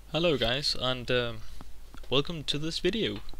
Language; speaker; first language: English; non-native, fluent; Danish